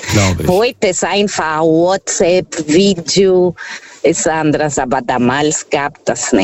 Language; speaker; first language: German; non-native, fluent; Portuguese